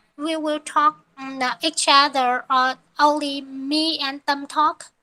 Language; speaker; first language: English; non-native, learner; Vietnamese